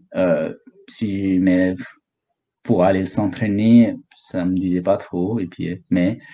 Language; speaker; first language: French; non-native, fluent; Nepali